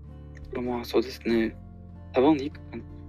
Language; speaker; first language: Japanese; non-native, learner; Ukrainian